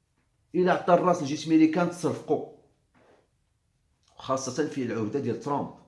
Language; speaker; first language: Arabic; native; Arabic